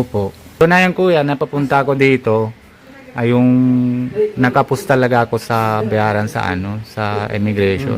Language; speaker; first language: Filipino; non-native, fluent; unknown